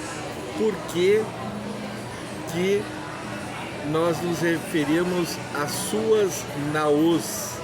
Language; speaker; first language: Portuguese; native; Portuguese